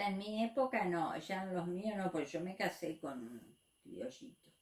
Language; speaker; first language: Spanish; native; Spanish